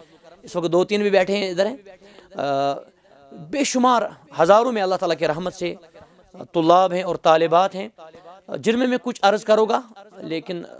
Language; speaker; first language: Hindi; non-native, local second language; Kashmiri